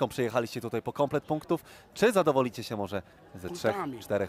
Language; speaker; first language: Polish; native; Polish